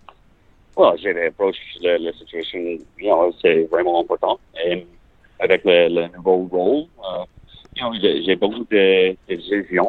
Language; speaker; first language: French; non-native, learner; English